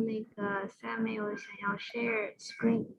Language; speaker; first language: Chinese; native; Chinese